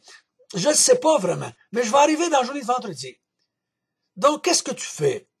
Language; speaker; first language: French; native; French